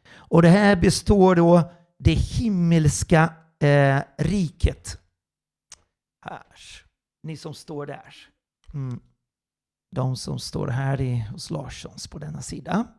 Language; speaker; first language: Swedish; non-native, fluent; Portuguese